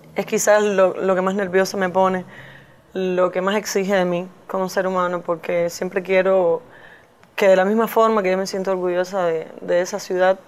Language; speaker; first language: Spanish; native; Spanish